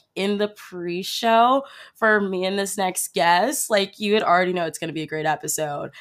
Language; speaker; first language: English; native; English